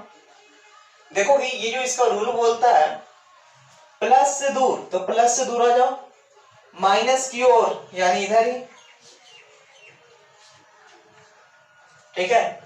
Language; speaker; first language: Hindi; native; Hindi